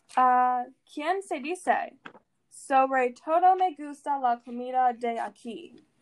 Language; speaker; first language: Spanish; non-native, learner; English